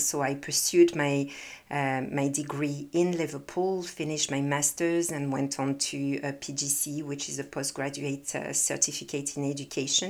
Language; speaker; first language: English; non-native, fluent; French